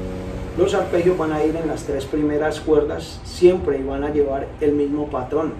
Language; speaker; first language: Spanish; native; Spanish